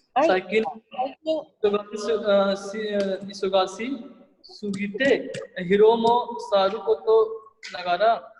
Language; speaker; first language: Japanese; non-native, fluent; Hindi